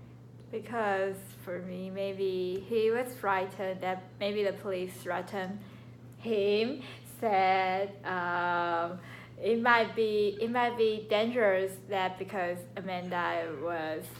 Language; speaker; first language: English; non-native, learner; Chinese